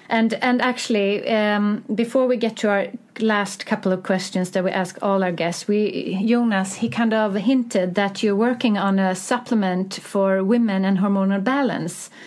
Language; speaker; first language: English; non-native, fluent; Swedish